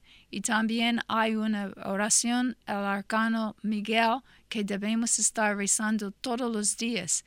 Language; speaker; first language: Spanish; non-native, fluent; English